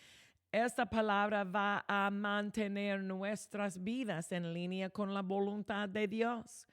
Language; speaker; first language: Spanish; non-native, fluent; English